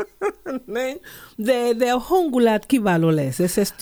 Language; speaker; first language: Hungarian; non-native, learner; Spanish